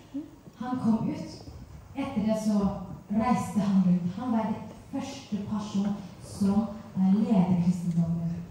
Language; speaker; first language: Norwegian; non-native, fluent; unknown